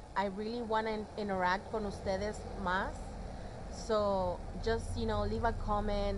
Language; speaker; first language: English; early bilingual, other home language; Spanish